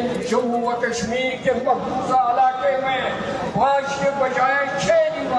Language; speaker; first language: Urdu; non-native, local second language; Kashmiri